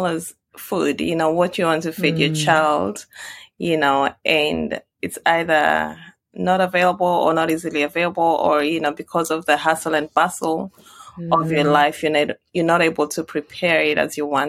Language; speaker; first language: English; non-native, local second language; Swahili